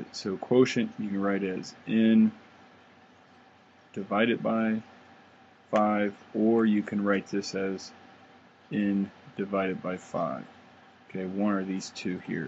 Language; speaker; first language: English; native; English